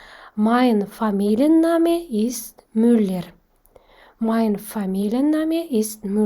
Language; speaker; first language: German; non-native, fluent; Kazakh